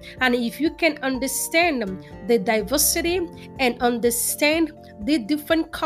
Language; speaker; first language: English; non-native, local second language; Yoruba